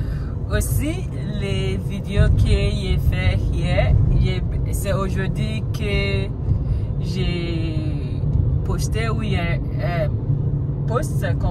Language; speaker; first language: French; non-native, learner; Akan